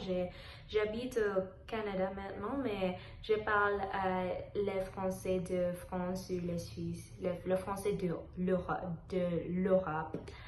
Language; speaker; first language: French; non-native, learner; Telugu